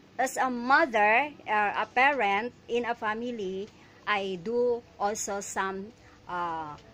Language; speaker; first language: English; non-native, local second language; Filipino